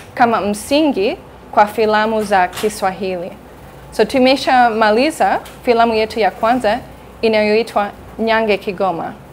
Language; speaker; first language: Swahili; non-native, fluent; English